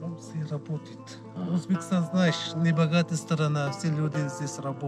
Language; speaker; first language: Russian; non-native, learner; Uzbek